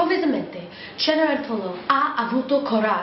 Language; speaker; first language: Italian; non-native, learner; English